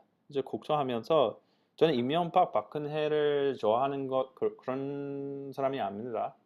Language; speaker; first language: Korean; non-native, fluent; English